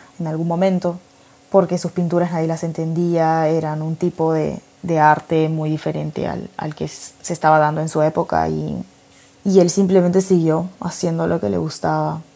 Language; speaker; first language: Spanish; native; Spanish